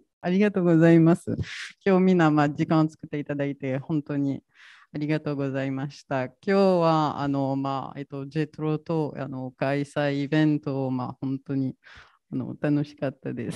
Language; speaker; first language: Japanese; non-native, fluent; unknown